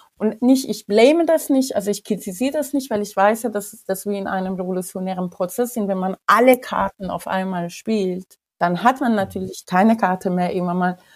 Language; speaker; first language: German; non-native, fluent; Persian